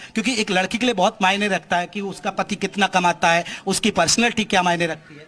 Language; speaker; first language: Hindi; native; Hindi